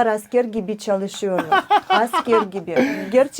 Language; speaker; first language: Turkish; non-native, learner; Russian